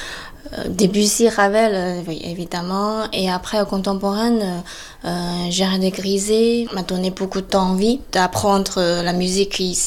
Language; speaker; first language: French; non-native, fluent; Chinese